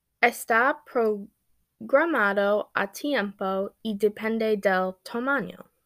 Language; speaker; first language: Spanish; non-native, learner; English